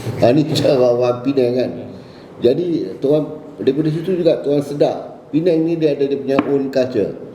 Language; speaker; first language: Malay; native; Malay